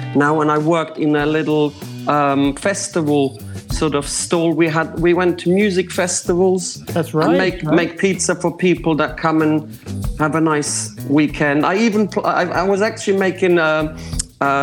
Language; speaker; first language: English; non-native, fluent; Croatian